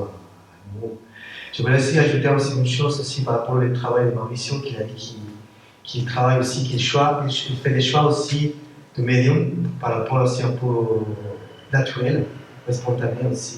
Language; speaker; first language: French; non-native, fluent; Spanish